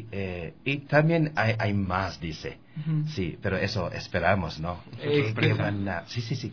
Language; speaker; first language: Spanish; non-native, learner; Japanese